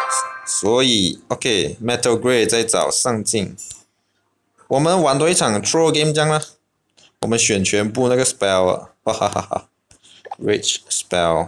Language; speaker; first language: Chinese; native; Chinese